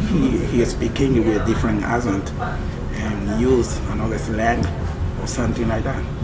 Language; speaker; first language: English; non-native, learner; Spanish